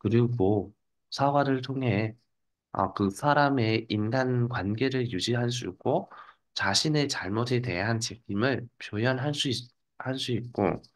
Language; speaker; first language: Korean; non-native, fluent; Vietnamese